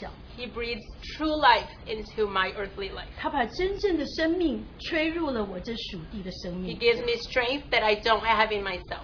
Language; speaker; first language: English; non-native, fluent; Portuguese